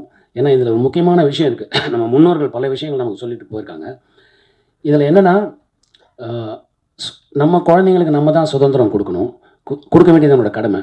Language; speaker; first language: Tamil; native; Tamil